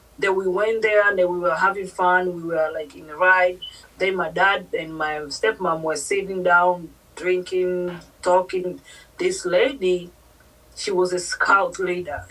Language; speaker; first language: English; non-native, local second language; Swahili